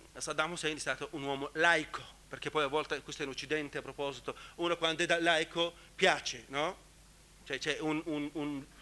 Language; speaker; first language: Italian; non-native, fluent; Arabic